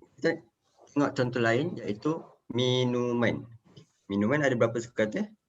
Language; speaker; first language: Malay; native; Malay